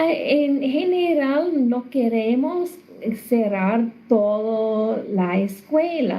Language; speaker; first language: Spanish; non-native, learner; English